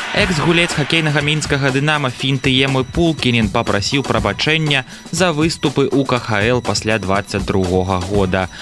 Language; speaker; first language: Belarusian; native; Belarusian